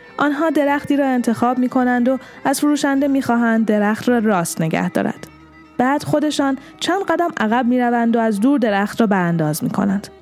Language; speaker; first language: Persian; non-native, local second language; Armenian